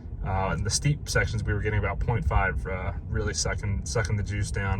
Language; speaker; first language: English; native; English